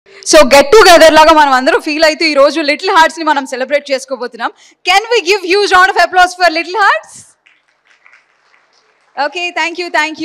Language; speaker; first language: Telugu; native; Telugu